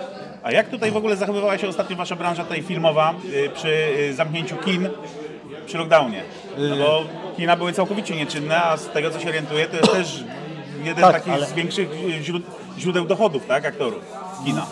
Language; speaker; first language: Polish; native; Polish